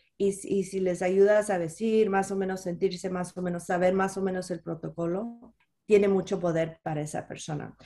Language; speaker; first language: Spanish; early bilingual, heritage; Spanish